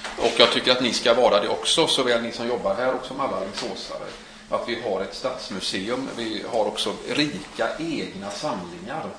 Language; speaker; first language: Swedish; native; Swedish